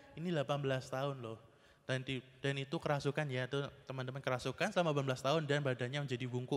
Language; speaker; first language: Indonesian; native; Indonesian